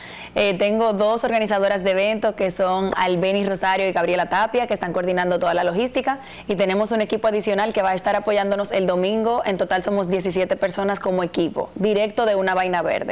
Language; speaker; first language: Spanish; native; Spanish